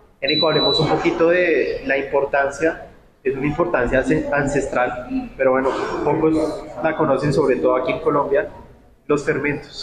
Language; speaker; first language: Spanish; native; Spanish